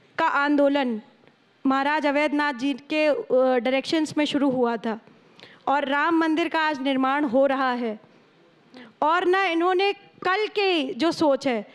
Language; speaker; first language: Hindi; native; Hindi